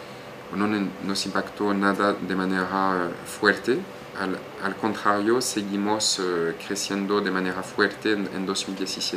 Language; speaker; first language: Spanish; non-native, fluent; French